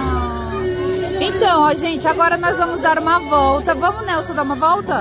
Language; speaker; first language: Portuguese; native; Portuguese